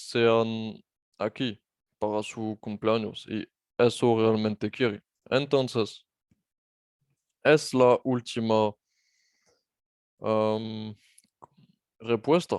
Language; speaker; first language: Spanish; non-native, fluent; French